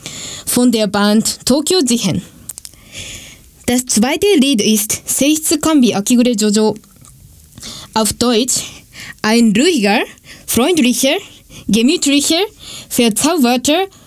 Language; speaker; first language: German; non-native, learner; Japanese